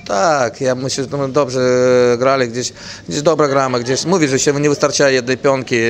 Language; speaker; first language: Polish; non-native, fluent; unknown